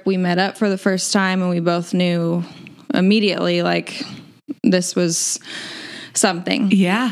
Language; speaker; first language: English; native; English